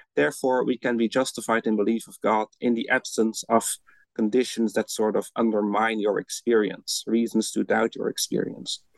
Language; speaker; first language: English; non-native, fluent; Dutch